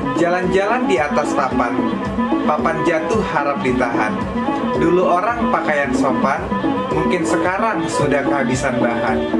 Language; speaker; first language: Indonesian; native; Indonesian